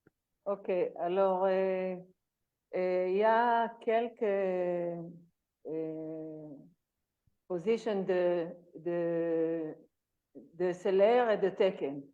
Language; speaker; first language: French; non-native, learner; Hebrew